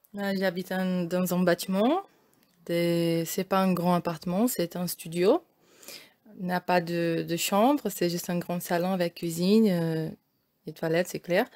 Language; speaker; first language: French; non-native, learner; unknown